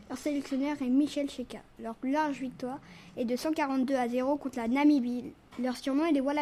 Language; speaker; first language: French; native; French